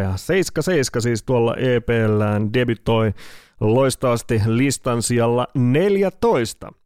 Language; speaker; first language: Finnish; native; Finnish